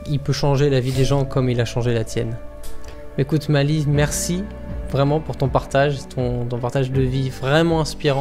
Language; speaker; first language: French; native; French